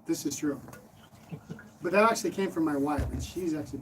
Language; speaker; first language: English; native; English